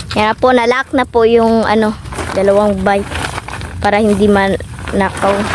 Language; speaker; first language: Filipino; non-native, local second language; Cebuano